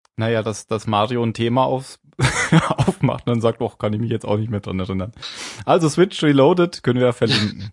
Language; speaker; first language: German; native; German